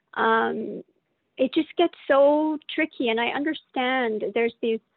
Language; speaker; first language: English; native; English